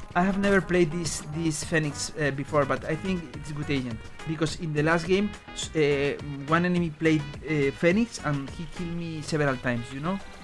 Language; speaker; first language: English; non-native, learner; Spanish